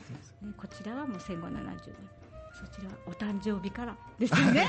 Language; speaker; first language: Japanese; native; Japanese